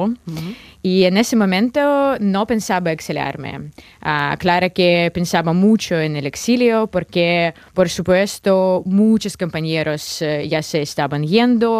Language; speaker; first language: Spanish; non-native, fluent; Russian